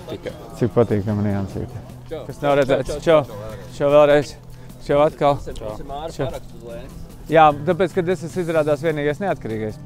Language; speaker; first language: Latvian; native; Latvian